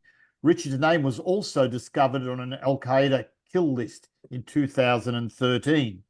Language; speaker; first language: English; native; English